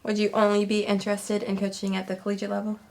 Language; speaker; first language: English; native; English